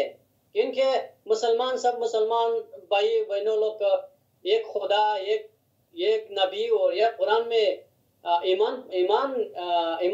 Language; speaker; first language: Hindi; non-native, learner; Hazaragi